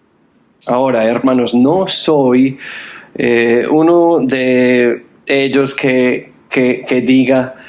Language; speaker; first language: Spanish; non-native, fluent; English